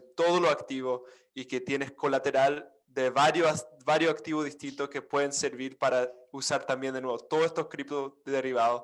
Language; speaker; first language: Spanish; non-native, fluent; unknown